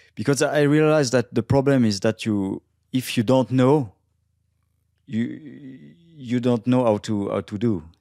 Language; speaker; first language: English; non-native, fluent; French